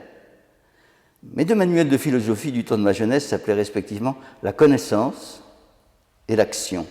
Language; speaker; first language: French; native; French